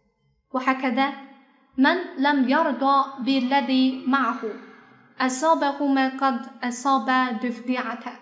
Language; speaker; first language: Arabic; non-native, fluent; Chinese